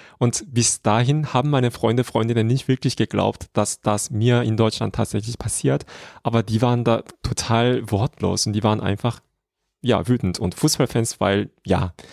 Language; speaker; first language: German; non-native, fluent; Korean